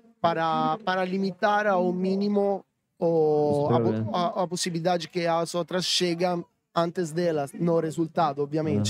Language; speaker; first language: Portuguese; non-native, learner; Italian